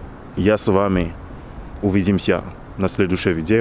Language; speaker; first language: Russian; non-native, learner; French